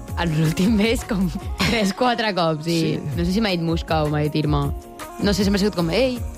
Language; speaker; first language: Catalan; native; Catalan